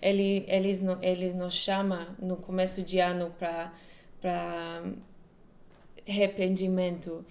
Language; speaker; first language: Portuguese; non-native, fluent; Hebrew